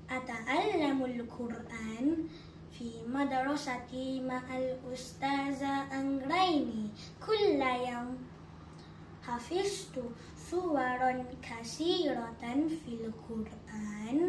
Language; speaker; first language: Arabic; non-native, learner; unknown